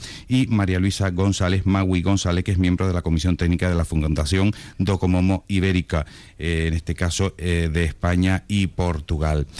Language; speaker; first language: Spanish; native; Spanish